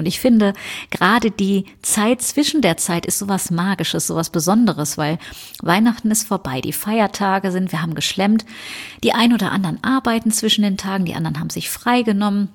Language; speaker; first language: German; native; German